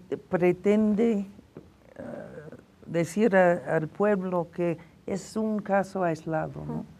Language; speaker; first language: Spanish; non-native, fluent; English